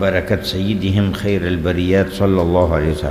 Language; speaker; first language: Arabic; native; Arabic